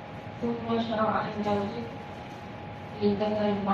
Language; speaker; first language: Arabic; non-native, learner; Malay